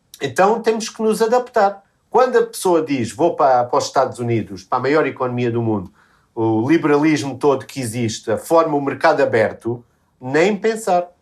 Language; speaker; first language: Portuguese; native; Portuguese